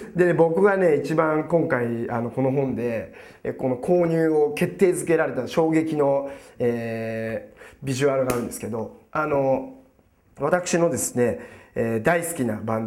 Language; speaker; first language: Japanese; native; Japanese